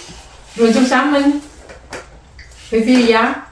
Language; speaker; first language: German; non-native, learner; Vietnamese